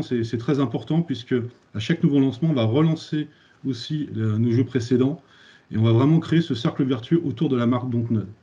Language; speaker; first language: French; native; French